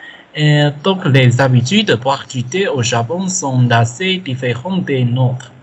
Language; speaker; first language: French; non-native, learner; Chinese